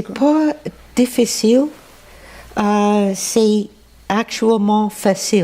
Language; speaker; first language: French; non-native, local second language; English